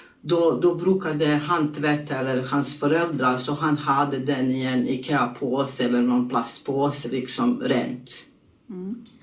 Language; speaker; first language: Swedish; non-native, learner; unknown